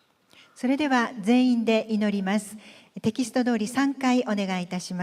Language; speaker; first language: Japanese; native; Japanese